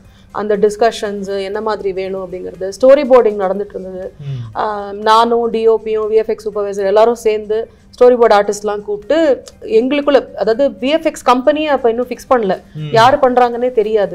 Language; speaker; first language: Tamil; native; Tamil